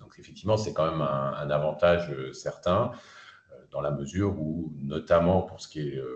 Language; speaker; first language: French; native; French